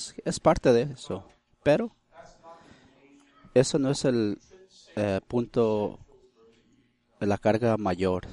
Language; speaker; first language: Spanish; early bilingual, heritage; Spanish